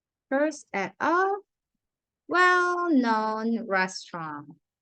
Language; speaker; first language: English; non-native, fluent; Korean